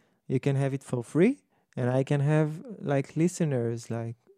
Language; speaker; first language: English; non-native, fluent; Hebrew